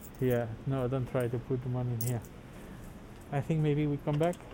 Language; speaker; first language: English; non-native, learner; Spanish